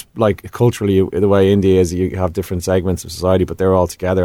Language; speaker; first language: English; native; English